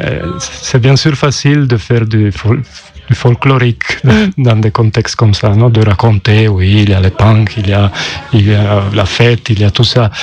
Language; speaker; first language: French; non-native, local second language; German